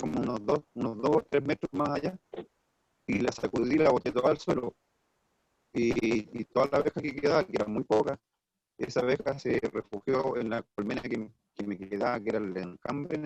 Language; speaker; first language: Spanish; native; Spanish